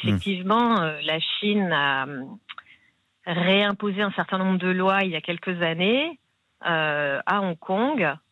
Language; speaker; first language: French; native; French